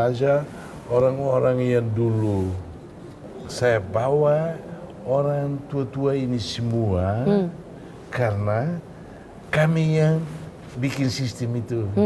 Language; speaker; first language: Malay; non-native, fluent; Tetum